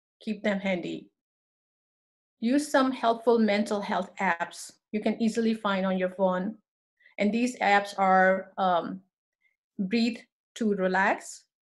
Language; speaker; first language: English; non-native, local second language; Urdu